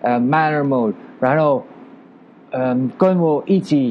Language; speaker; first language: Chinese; non-native, learner; Filipino